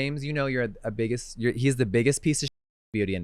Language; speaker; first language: English; native; English